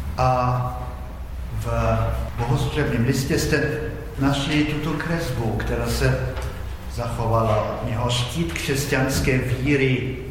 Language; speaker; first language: Czech; non-native, fluent; Polish